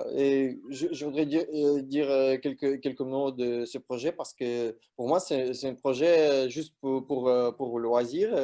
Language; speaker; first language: French; non-native, learner; Russian